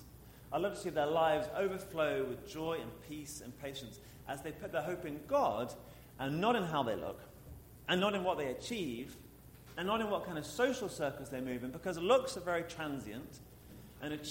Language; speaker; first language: English; native; English